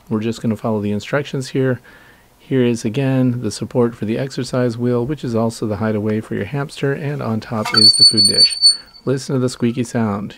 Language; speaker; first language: English; native; English